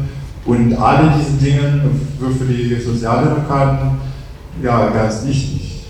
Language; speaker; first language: German; non-native, fluent; English